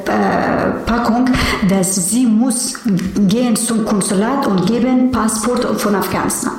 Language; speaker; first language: German; non-native, learner; Persian